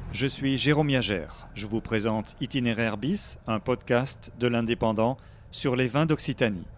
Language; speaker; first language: French; native; French